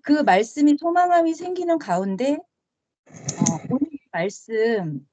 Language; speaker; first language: Korean; native; Korean